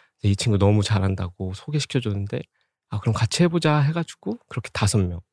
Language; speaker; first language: Korean; native; Korean